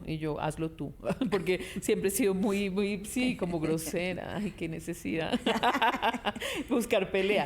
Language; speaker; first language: Spanish; native; Spanish